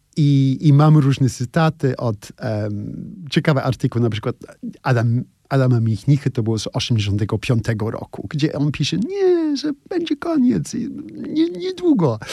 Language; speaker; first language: Polish; non-native, fluent; English